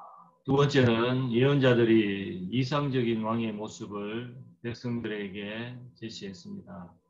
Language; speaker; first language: Korean; native; Korean